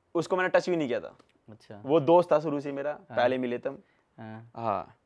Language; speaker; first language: Hindi; native; Hindi